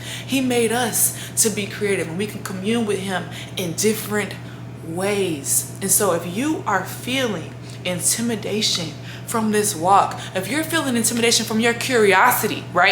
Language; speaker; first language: English; native; English